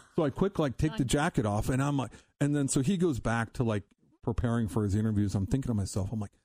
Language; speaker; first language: English; native; English